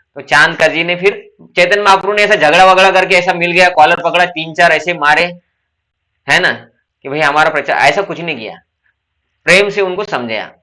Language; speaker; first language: Hindi; non-native, local second language; Marathi